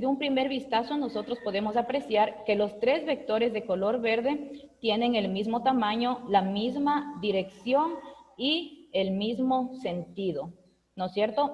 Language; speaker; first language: Spanish; native; Spanish